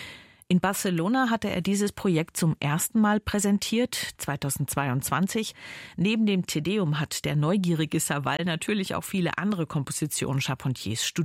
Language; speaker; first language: German; native; German